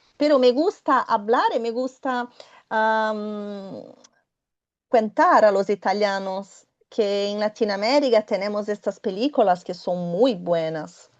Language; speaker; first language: Spanish; non-native, fluent; Portuguese